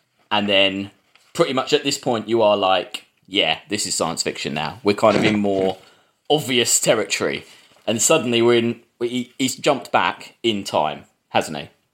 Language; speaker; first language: English; native; English